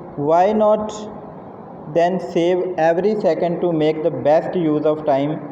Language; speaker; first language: English; non-native, local second language; Punjabi